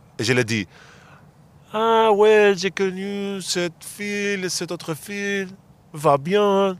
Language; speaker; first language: French; non-native, fluent; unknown